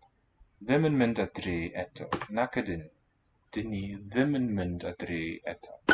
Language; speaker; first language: Welsh; non-native, learner; English